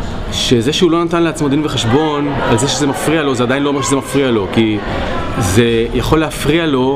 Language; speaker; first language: Hebrew; native; Hebrew